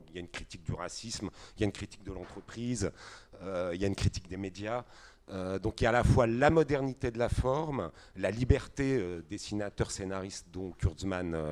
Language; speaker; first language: French; native; French